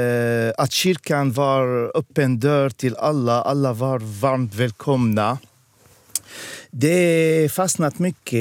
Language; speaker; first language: Swedish; non-native, fluent; Arabic